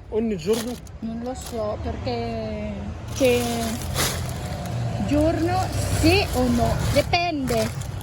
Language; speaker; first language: Italian; non-native, learner; Filipino